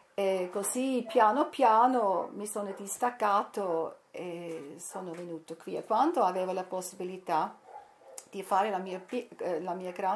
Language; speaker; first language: Italian; non-native, fluent; English